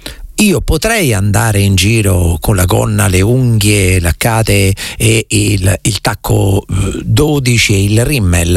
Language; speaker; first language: Italian; native; Italian